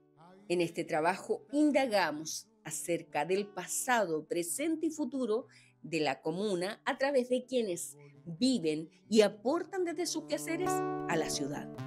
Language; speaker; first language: Spanish; native; Spanish